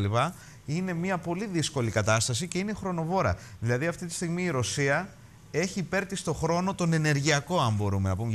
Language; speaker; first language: Greek; native; Greek